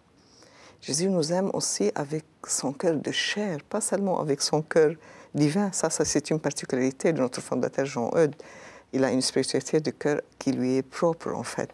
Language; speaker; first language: French; non-native, local second language; Arabic